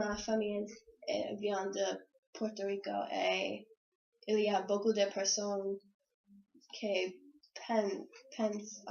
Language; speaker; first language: French; non-native, learner; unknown